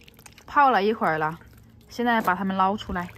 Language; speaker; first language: Chinese; native; Chinese